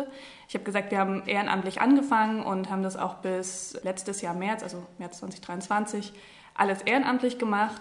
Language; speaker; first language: German; native; German